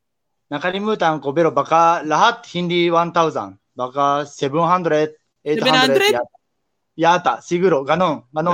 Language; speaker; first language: Filipino; non-native, learner; Japanese